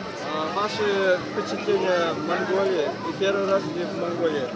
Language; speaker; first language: Russian; non-native, learner; Mongolian